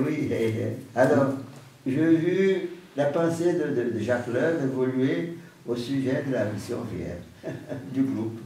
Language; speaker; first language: French; non-native, fluent; Portuguese